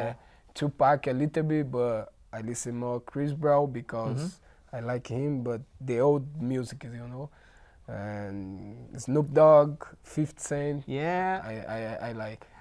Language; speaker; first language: English; non-native, learner; Portuguese